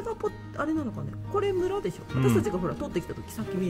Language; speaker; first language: Japanese; native; Japanese